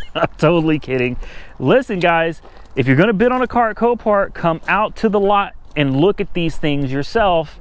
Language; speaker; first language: English; native; English